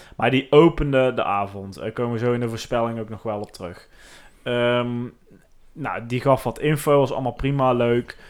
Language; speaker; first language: Dutch; native; Dutch